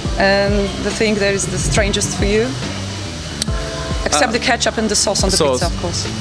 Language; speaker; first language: English; non-native, fluent; Polish